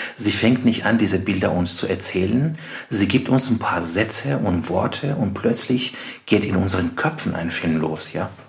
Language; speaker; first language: German; non-native, fluent; Persian